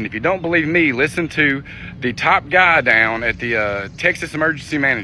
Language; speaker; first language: English; native; English